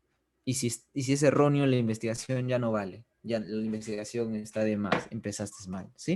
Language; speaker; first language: Spanish; native; Spanish